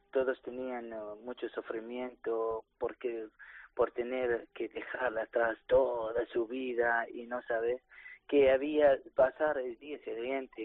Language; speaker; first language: Spanish; non-native, learner; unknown